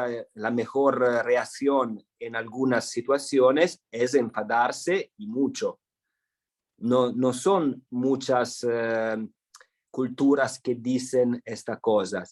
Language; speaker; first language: Spanish; non-native, fluent; Italian